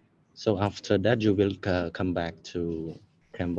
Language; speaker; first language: English; non-native, fluent; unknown